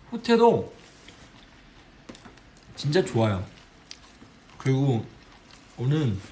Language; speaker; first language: Korean; non-native, fluent; Chinese